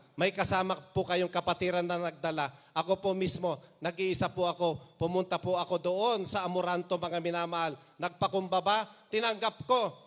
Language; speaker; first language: Filipino; non-native, local second language; Iloko